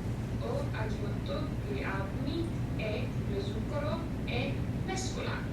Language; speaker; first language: Italian; non-native, learner; English